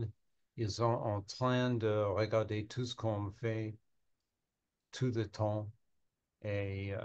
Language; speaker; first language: French; non-native, learner; English